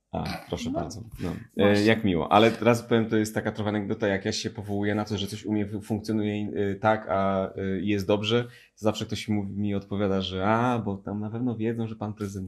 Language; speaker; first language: Polish; native; Polish